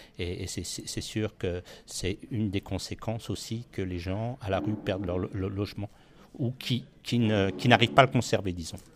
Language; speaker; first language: French; native; French